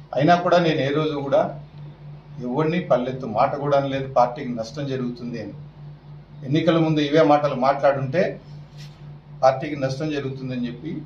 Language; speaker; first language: Telugu; native; Telugu